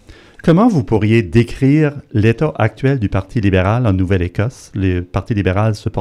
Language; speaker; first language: French; native; French